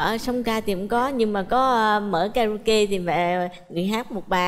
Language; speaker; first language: Vietnamese; native; Vietnamese